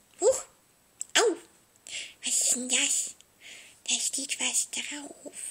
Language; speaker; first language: German; native; German